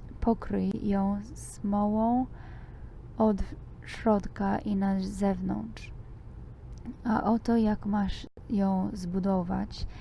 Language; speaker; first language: Polish; non-native, learner; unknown